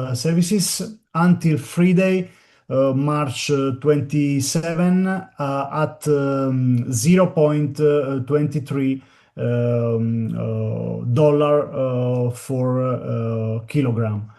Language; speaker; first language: English; non-native, learner; Italian